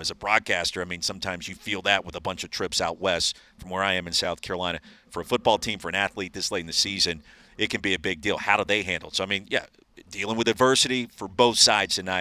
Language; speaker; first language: English; native; English